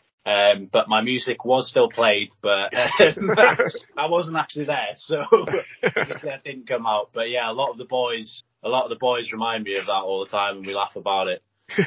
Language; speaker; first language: English; non-native, local second language; Welsh